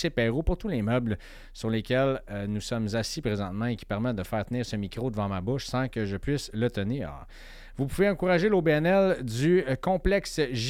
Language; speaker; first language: French; native; French